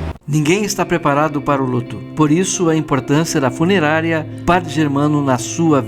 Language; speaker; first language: Portuguese; native; Portuguese